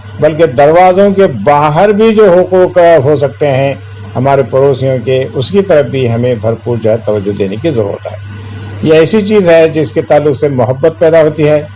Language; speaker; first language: Urdu; native; Urdu